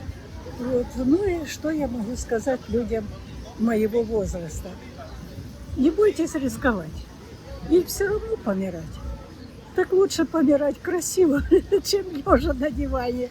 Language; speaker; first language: Russian; native; Russian